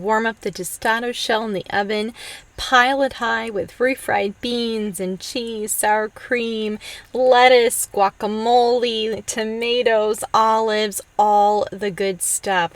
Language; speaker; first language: English; native; English